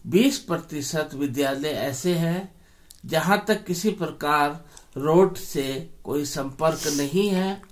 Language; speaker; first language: Hindi; native; Hindi